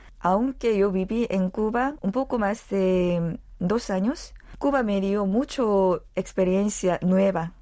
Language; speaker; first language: Spanish; non-native, learner; Korean